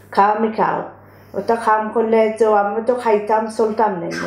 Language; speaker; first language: Bangla; non-native, fluent; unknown